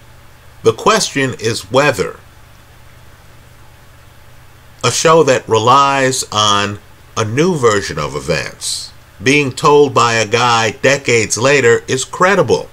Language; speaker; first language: English; native; English